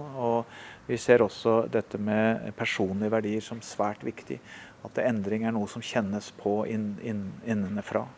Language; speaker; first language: Norwegian; native; Norwegian